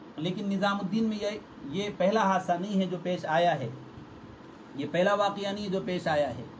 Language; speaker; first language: Urdu; native; Urdu